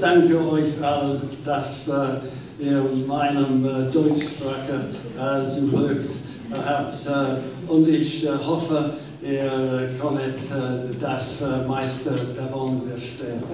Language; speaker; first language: German; non-native, learner; English